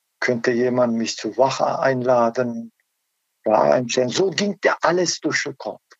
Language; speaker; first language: German; non-native, learner; Turkish